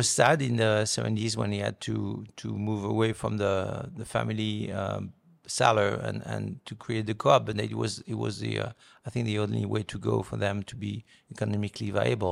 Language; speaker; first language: English; non-native, fluent; French